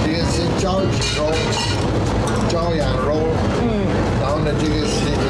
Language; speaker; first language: Chinese; non-native, fluent; Persian